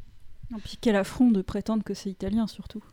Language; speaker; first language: French; native; French